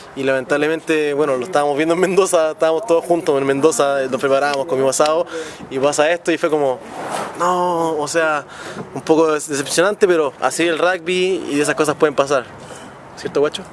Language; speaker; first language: Spanish; native; Spanish